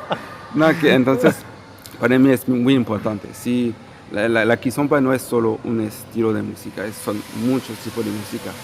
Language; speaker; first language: Spanish; non-native, fluent; Portuguese